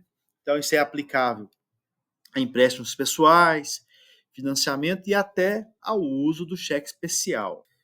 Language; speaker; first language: Portuguese; native; Portuguese